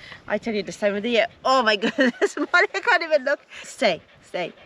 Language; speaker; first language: English; native; English